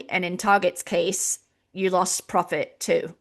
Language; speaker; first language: English; native; English